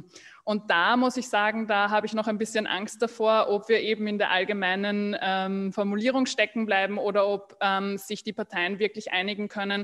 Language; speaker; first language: German; native; German